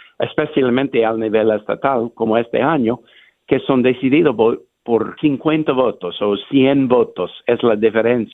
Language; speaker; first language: Spanish; non-native, fluent; English